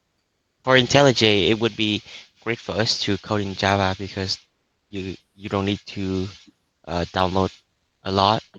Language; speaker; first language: English; non-native, learner; Vietnamese